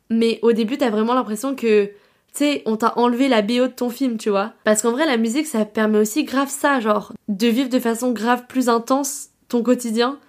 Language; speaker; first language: French; native; French